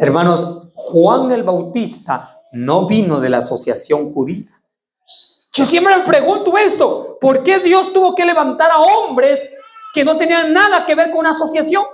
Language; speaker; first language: Spanish; native; Spanish